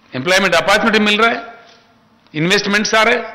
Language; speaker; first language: Hindi; non-native, local second language; Telugu